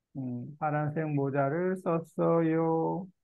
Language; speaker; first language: Korean; native; Korean